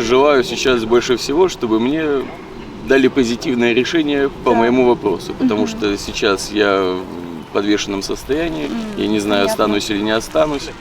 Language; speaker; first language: Russian; native; Russian